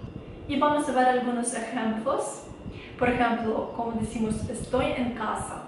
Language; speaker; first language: Spanish; non-native, fluent; Ukrainian